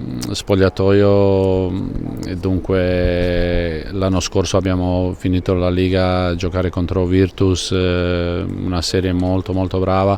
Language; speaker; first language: Italian; non-native, fluent; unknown